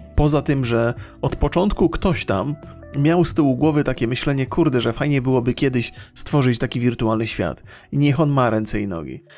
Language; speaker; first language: Polish; native; Polish